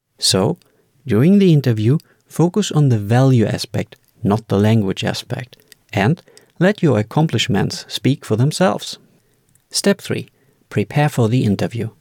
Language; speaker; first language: English; non-native, fluent; German